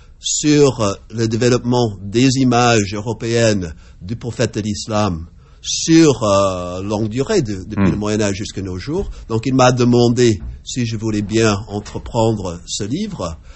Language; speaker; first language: French; non-native, fluent; English